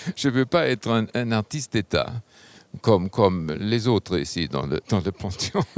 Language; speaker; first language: French; non-native, fluent; German